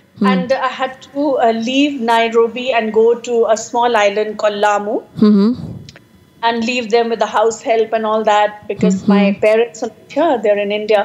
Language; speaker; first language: English; non-native, local second language; Punjabi